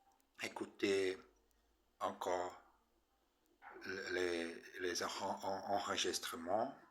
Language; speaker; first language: French; non-native, learner; Portuguese